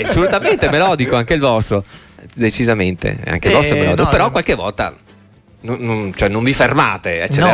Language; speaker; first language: Italian; native; Italian